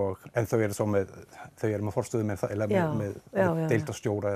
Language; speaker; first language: Icelandic; non-native, fluent; Danish